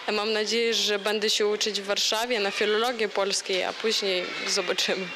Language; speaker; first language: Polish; early bilingual, heritage; Polish